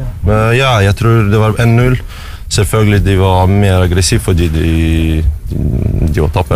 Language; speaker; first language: Norwegian; non-native, learner; Russian